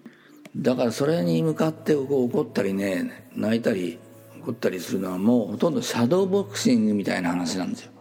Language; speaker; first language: Japanese; native; Japanese